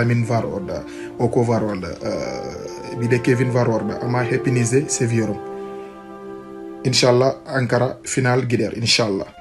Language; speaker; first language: Turkish; non-native, learner; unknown